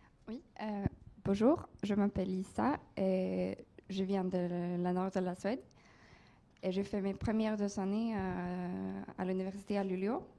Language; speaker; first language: French; non-native, fluent; Swedish